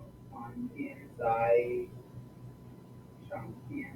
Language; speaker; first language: Chinese; non-native, learner; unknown